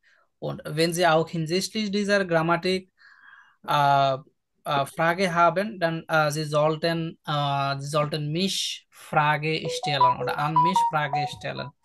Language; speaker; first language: German; non-native, local second language; Bangla